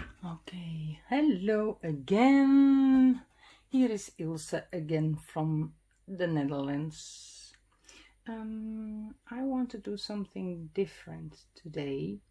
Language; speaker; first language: English; non-native, fluent; Dutch